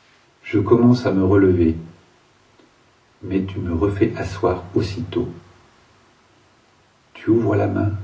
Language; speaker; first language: French; native; French